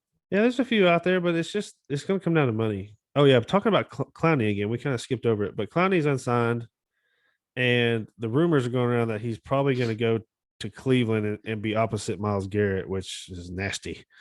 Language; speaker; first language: English; native; English